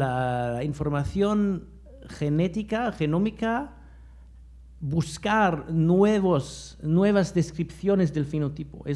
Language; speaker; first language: Spanish; non-native, fluent; German